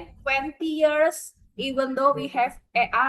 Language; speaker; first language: English; non-native, fluent; Indonesian